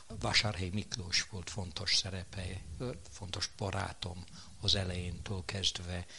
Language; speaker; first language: Hungarian; non-native, fluent; English